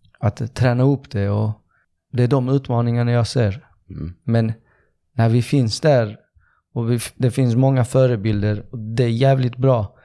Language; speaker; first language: Swedish; early bilingual, other home language; Persian